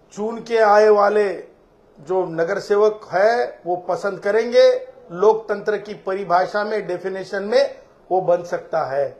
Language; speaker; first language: Hindi; non-native, local second language; Marathi